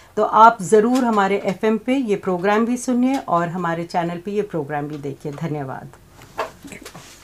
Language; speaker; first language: Hindi; native; Hindi